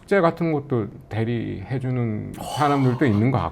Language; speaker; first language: Korean; native; Korean